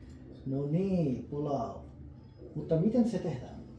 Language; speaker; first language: Finnish; non-native, fluent; Bangla